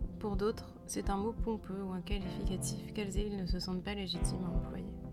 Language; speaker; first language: French; native; French